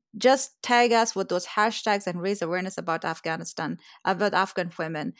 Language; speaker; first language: English; non-native, fluent; Persian